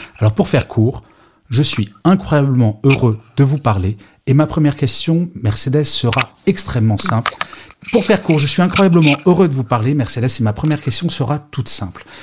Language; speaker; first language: French; native; French